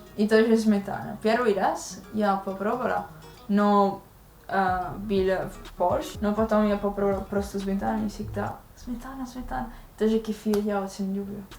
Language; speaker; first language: Russian; non-native, learner; Italian